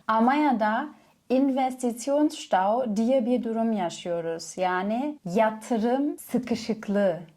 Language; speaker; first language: Turkish; non-native, fluent; German